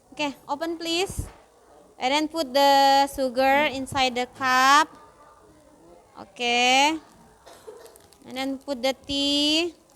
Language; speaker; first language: English; non-native, fluent; Indonesian